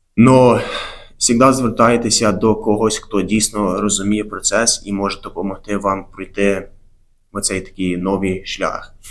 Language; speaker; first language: Ukrainian; early bilingual, heritage; Ukrainian